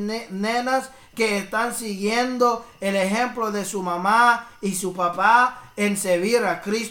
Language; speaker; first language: Spanish; early bilingual, heritage; English